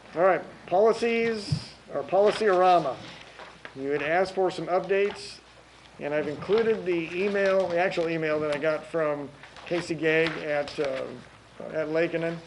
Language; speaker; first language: English; native; English